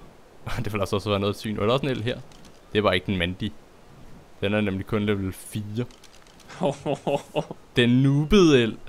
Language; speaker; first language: Danish; native; Danish